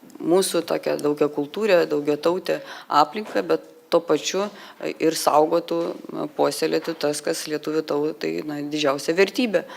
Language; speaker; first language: Lithuanian; non-native, local second language; Polish